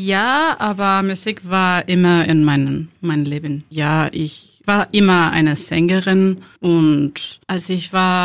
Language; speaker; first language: German; non-native, learner; Spanish